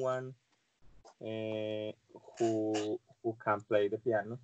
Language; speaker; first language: English; non-native, learner; Spanish